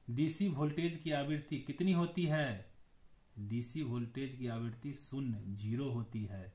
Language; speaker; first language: Hindi; native; Hindi